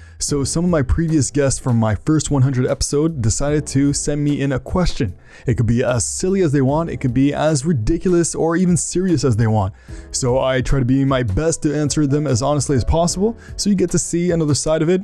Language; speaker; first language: English; early bilingual, other home language; French